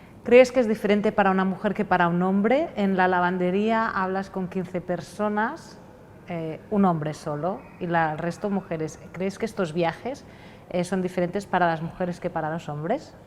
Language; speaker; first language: Spanish; non-native, local second language; Catalan